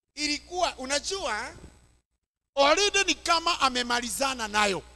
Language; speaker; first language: English; non-native, local second language; Swahili